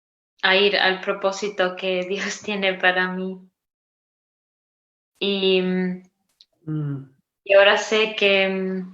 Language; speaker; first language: Spanish; non-native, learner; Romanian